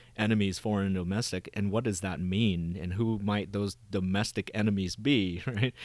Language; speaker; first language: English; early bilingual, other home language; Vietnamese